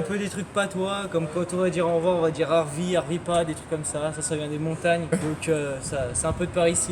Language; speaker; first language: French; native; French